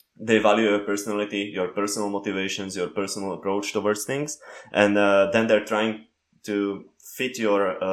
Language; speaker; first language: English; non-native, fluent; Slovak